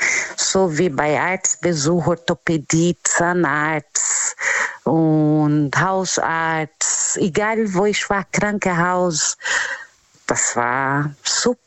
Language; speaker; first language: German; non-native, learner; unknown